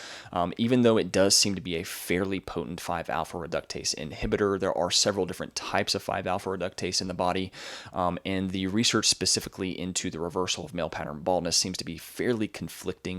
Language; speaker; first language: English; native; English